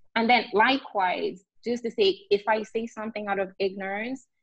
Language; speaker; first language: English; non-native, local second language; Yoruba